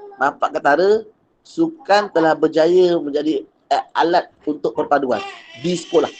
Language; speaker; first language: Malay; native; Malay